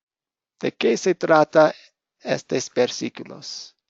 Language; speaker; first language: Spanish; non-native, fluent; English